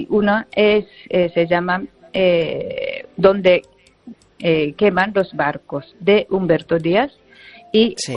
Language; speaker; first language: Spanish; non-native, fluent; Japanese